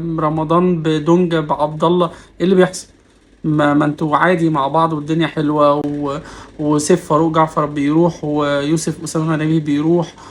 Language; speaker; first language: Arabic; native; Arabic